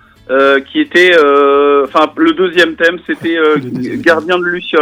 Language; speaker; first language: French; native; French